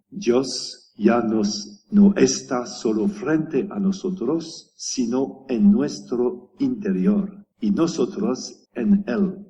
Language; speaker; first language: Spanish; non-native, learner; French